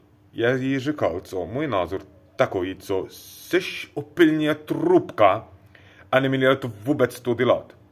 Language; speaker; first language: Czech; non-native, learner; Arabic